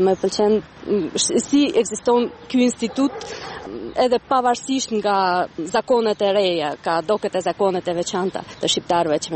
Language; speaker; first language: Albanian; non-native, fluent; Russian